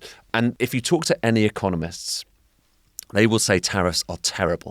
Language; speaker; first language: English; native; English